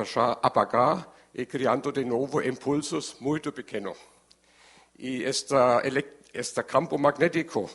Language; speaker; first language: Portuguese; non-native, learner; German